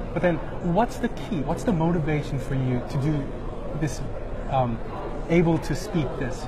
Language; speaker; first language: English; non-native, fluent; Korean